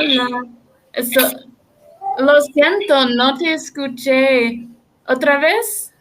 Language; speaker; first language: Spanish; non-native, learner; English